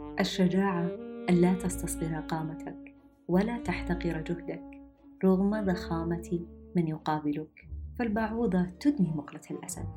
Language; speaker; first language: Arabic; native; Arabic